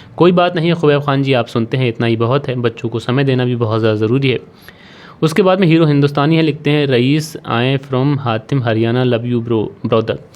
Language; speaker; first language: Hindi; native; Hindi